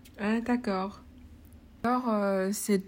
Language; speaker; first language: French; non-native, fluent; Chinese